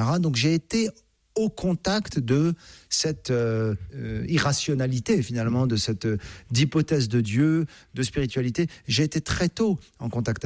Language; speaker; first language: French; native; French